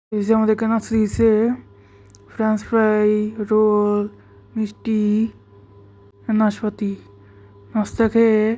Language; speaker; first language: Bangla; native; Bangla